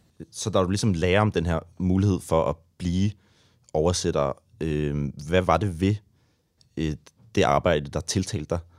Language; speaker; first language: Danish; native; Danish